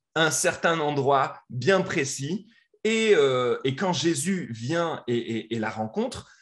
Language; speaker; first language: French; native; French